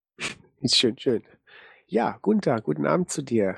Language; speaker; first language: German; native; German